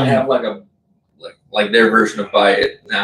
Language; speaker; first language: English; native; English